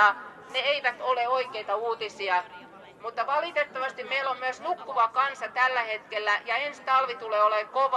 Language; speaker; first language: Finnish; native; Finnish